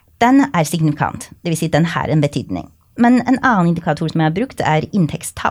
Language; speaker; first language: Norwegian; non-native, fluent; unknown